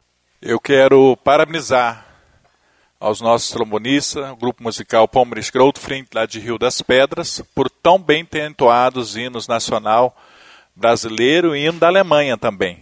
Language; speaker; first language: Portuguese; native; Portuguese